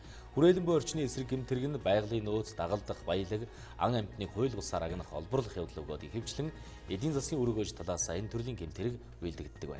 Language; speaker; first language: Mongolian; native; Mongolian